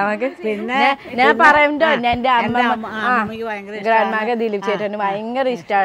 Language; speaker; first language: Malayalam; non-native, learner; Nepali